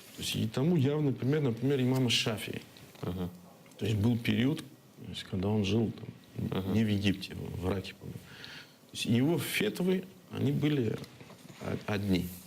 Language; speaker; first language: Russian; non-native, local second language; Crimean Tatar